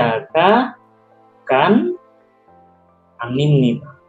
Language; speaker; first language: Korean; non-native, local second language; Indonesian